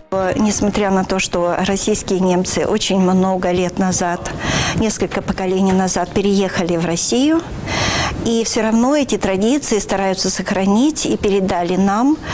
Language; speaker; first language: Russian; native; Russian